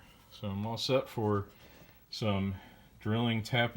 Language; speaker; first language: English; native; English